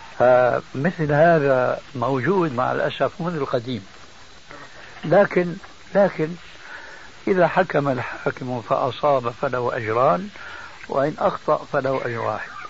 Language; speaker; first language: Arabic; early bilingual, other home language; Albanian